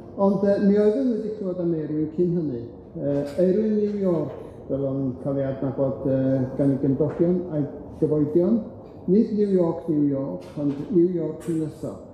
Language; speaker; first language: Welsh; native; Welsh